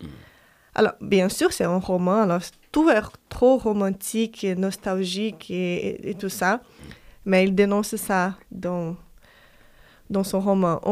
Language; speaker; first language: French; non-native, fluent; Portuguese